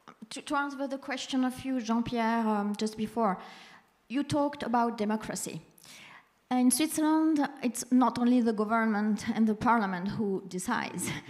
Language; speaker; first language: English; non-native, fluent; French